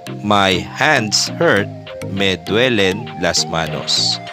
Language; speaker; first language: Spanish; non-native, fluent; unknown